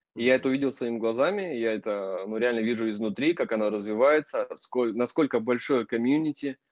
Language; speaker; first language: Russian; native; Russian